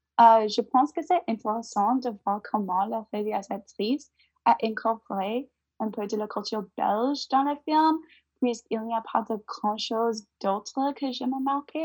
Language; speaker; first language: French; non-native, learner; English